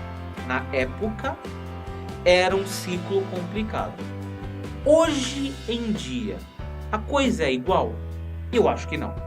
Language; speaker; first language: Portuguese; native; Portuguese